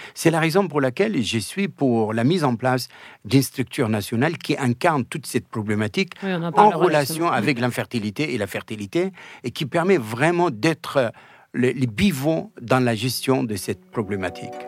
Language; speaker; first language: French; non-native, fluent; Arabic